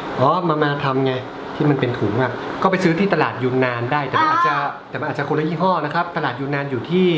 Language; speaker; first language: Thai; native; Thai